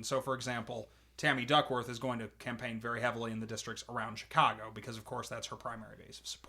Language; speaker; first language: English; native; English